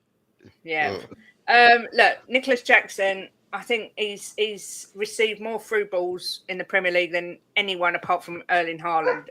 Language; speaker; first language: English; native; English